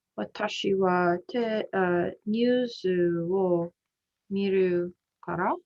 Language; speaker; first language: Japanese; non-native, learner; English